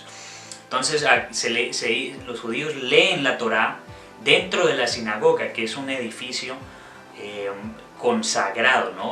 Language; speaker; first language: Spanish; native; Spanish